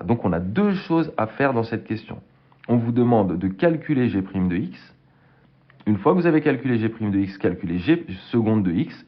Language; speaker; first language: French; native; French